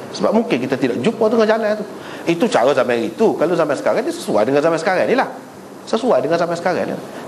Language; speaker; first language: Malay; native; Malay